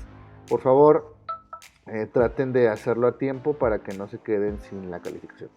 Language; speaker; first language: Spanish; native; Spanish